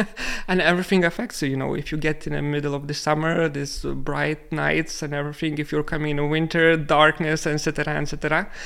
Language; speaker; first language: English; non-native, fluent; Lithuanian